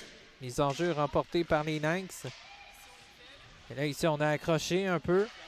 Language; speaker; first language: French; native; French